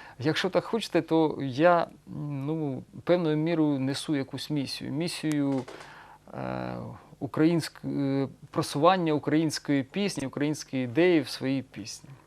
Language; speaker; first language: Ukrainian; non-native, local second language; Russian